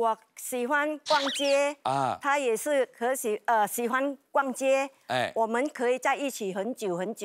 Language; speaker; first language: Chinese; non-native, fluent; Thai